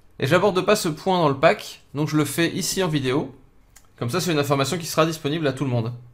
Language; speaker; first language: French; native; French